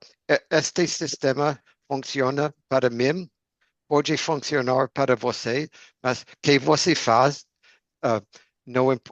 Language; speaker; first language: Portuguese; non-native, learner; English